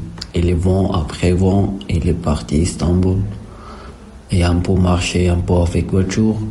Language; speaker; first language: French; non-native, learner; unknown